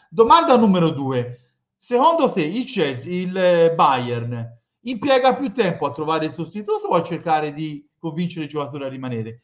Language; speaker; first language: Italian; native; Italian